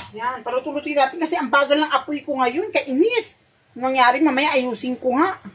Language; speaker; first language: Filipino; non-native, local second language; Hiligaynon